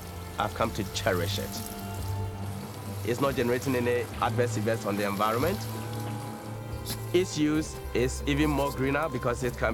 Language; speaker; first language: English; non-native, local second language; Akan